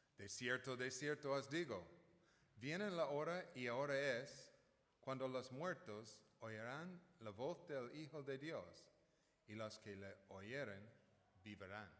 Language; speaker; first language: Spanish; non-native, fluent; English